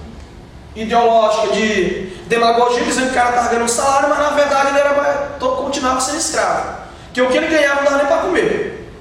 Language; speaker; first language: Portuguese; native; Portuguese